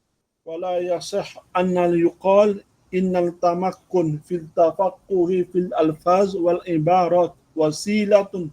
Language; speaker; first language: Arabic; non-native, fluent; Malay